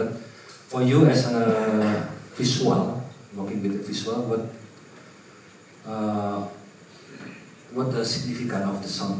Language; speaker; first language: English; non-native, fluent; Indonesian